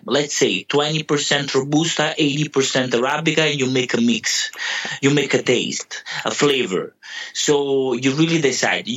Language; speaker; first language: English; non-native, fluent; Italian